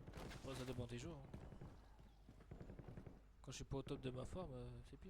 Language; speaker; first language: French; native; French